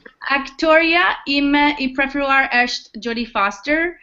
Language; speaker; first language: Albanian; non-native, learner; English